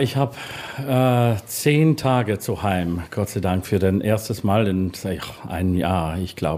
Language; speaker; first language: German; non-native, fluent; English